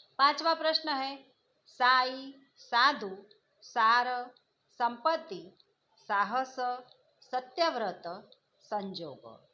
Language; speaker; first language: Hindi; non-native, local second language; Gujarati